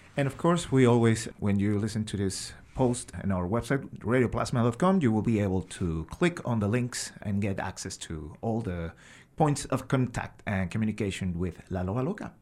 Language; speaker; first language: English; non-native, fluent; Spanish